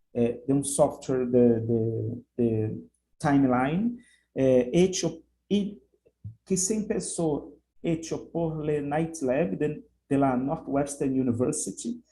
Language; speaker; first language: Spanish; non-native, fluent; Portuguese